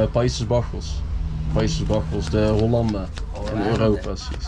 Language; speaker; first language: Spanish; non-native, learner; Dutch